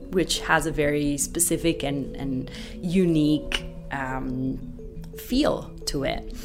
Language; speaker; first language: English; non-native, fluent; Italian